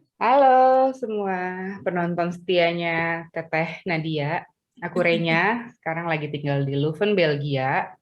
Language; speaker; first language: Indonesian; native; Indonesian